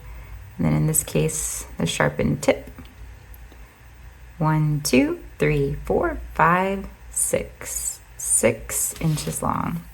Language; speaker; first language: English; native; English